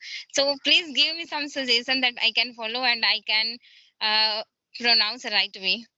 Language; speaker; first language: English; non-native, learner; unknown